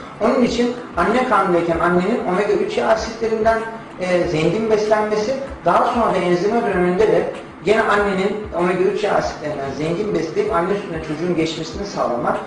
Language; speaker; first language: Turkish; native; Turkish